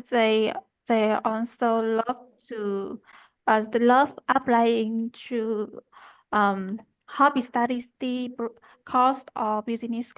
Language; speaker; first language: English; non-native, learner; Vietnamese